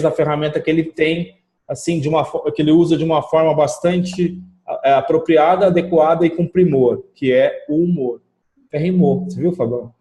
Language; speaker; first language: Portuguese; native; Portuguese